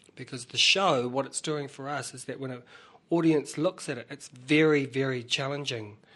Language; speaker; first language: English; native; English